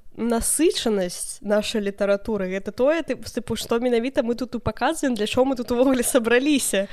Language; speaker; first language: Belarusian; non-native, local second language; Russian